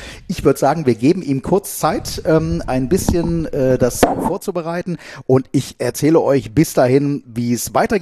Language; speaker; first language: German; native; German